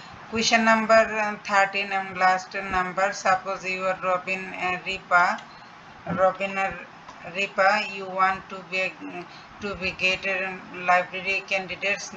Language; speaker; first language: English; non-native, local second language; Bangla